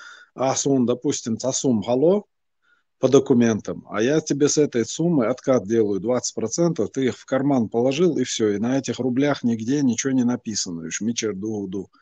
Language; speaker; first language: Russian; non-native, local second language; Chechen